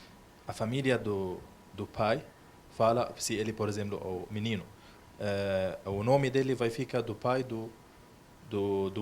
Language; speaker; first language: Portuguese; non-native, learner; Arabic